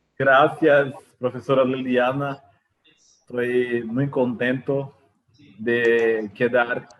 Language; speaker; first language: Spanish; non-native, learner; Portuguese